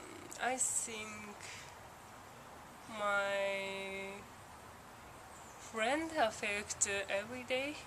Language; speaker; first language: English; non-native, learner; Japanese